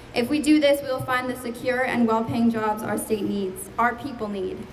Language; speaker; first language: English; native; English